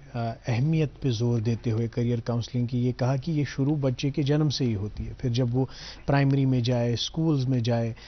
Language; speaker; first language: Hindi; non-native, local second language; Kashmiri